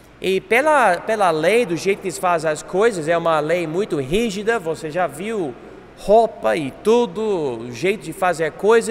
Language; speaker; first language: Portuguese; non-native, fluent; English